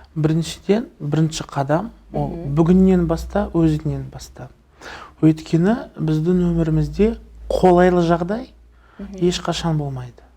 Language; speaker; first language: Kazakh; non-native, local second language; Russian